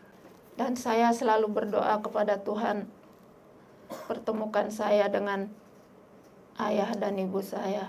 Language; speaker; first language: Indonesian; non-native, local second language; Sasak